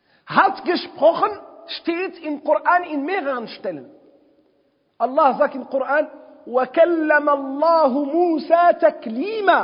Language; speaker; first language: German; non-native, fluent; Arabic